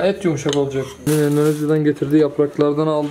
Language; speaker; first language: Turkish; native; Turkish